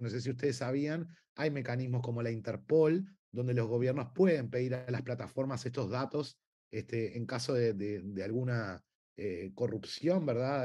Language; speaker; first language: Spanish; native; Spanish